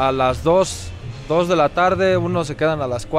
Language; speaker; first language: Spanish; native; Spanish